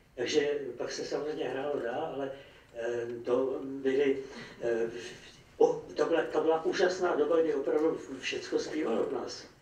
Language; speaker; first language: Czech; native; Czech